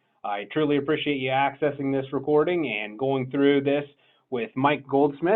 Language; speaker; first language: English; native; English